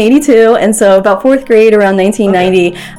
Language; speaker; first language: English; native; English